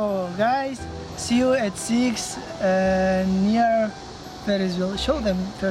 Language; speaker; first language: English; non-native, learner; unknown